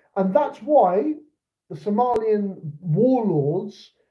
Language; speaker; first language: English; native; English